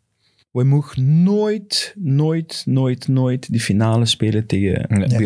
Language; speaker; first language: Dutch; non-native, fluent; Portuguese